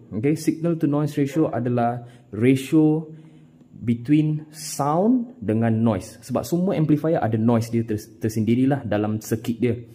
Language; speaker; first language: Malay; non-native, local second language; Tamil